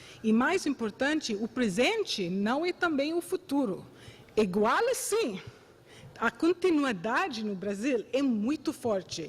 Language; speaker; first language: Portuguese; non-native, fluent; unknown